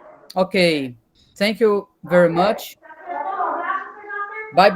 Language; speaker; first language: English; non-native, learner; Portuguese